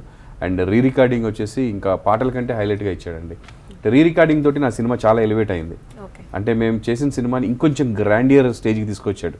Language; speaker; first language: Telugu; native; Telugu